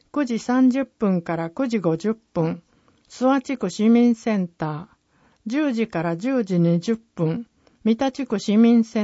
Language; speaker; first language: Japanese; native; Japanese